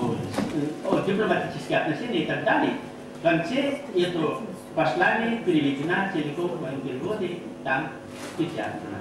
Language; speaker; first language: Russian; non-native, fluent; Nepali